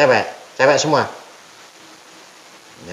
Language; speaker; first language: Indonesian; non-native, local second language; Javanese